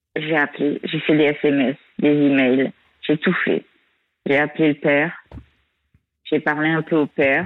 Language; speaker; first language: French; native; French